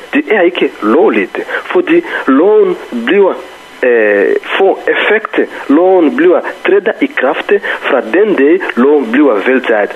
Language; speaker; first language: Danish; non-native, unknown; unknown